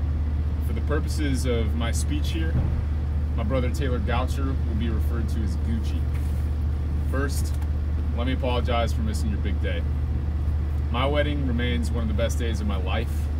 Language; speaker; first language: English; native; English